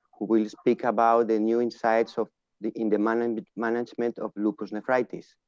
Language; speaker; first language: English; non-native, fluent; Spanish